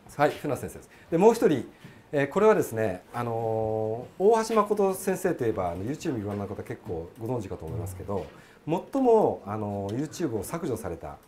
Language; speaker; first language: Japanese; native; Japanese